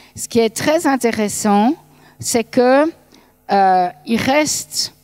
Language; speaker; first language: French; native; French